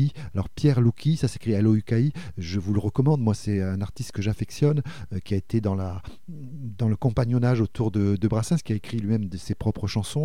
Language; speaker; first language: French; native; French